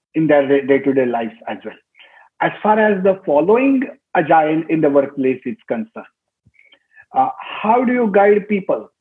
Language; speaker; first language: English; non-native, local second language; Marathi